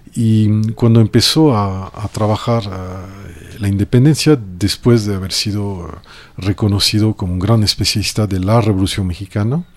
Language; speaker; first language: Spanish; non-native, fluent; French